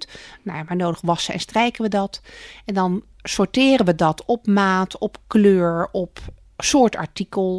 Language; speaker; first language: Dutch; native; Dutch